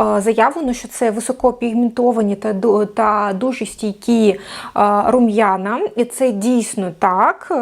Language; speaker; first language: Ukrainian; non-native, local second language; Russian